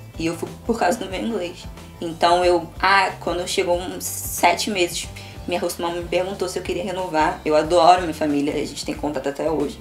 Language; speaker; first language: Portuguese; native; Portuguese